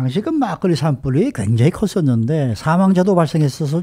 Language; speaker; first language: Korean; native; Korean